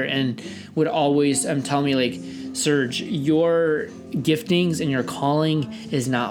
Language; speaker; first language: English; early bilingual, other home language; Russian